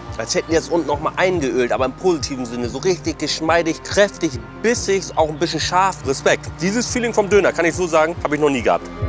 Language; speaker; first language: German; native; German